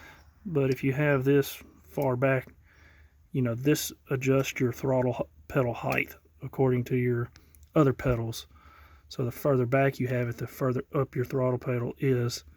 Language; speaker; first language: English; native; English